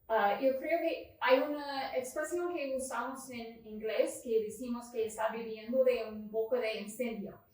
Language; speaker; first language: Spanish; non-native, learner; English